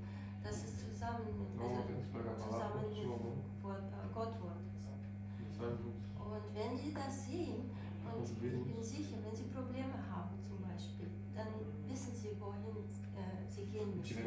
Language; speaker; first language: German; non-native, learner; Portuguese